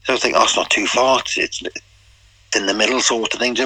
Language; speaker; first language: English; native; English